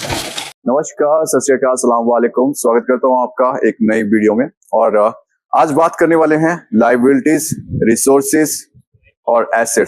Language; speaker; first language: Hindi; native; Hindi